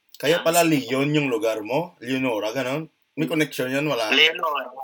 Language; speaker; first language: Filipino; non-native, local second language; Hiligaynon